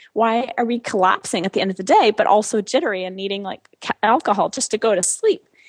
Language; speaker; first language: English; non-native, fluent; French